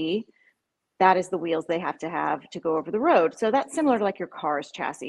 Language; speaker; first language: English; native; English